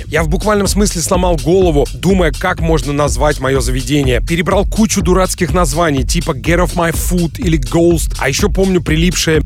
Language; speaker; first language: Russian; native; Russian